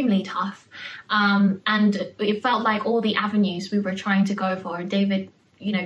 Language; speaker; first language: English; early bilingual, other home language; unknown